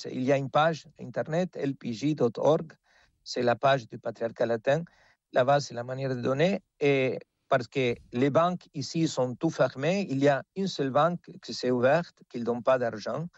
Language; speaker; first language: French; non-native, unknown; Spanish